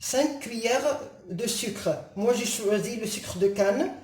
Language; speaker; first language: French; non-native, local second language; Arabic